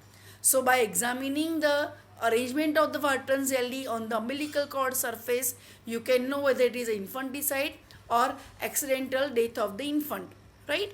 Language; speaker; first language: English; non-native, local second language; Gujarati